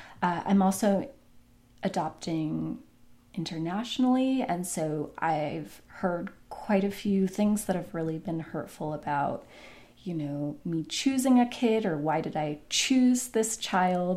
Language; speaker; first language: English; native; English